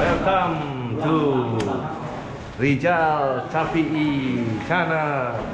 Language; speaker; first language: English; non-native, learner; Indonesian